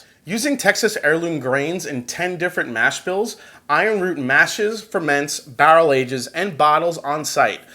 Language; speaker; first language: English; native; English